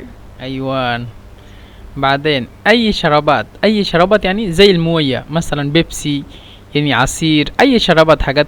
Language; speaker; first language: Arabic; non-native, fluent; Bangla